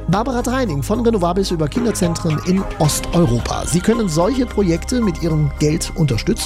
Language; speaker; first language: German; native; German